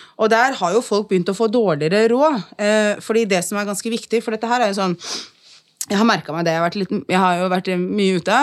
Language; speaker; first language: Norwegian; early bilingual, other home language; Arabic